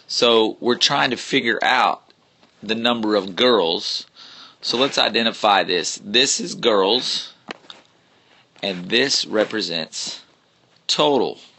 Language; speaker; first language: English; native; English